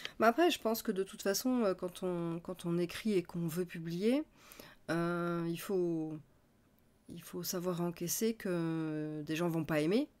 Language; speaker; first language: French; native; French